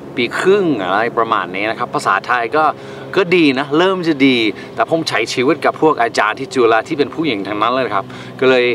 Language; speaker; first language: Thai; non-native, fluent; English